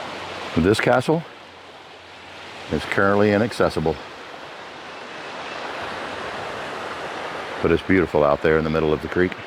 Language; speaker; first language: English; native; English